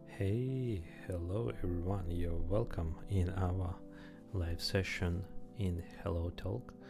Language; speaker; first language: English; non-native, learner; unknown